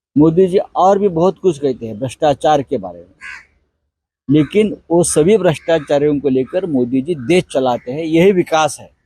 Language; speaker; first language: Hindi; non-native, local second language; Marathi